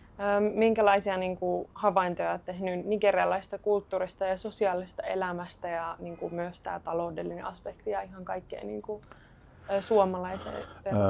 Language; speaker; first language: Finnish; native; Finnish